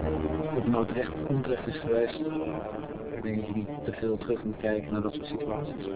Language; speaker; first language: Dutch; native; Dutch